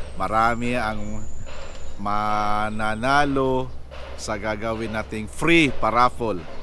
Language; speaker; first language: Filipino; non-native, local second language; Cebuano